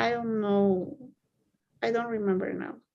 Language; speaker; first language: English; non-native, learner; Spanish